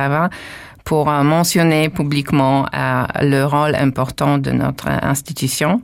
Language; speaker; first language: French; non-native, fluent; Polish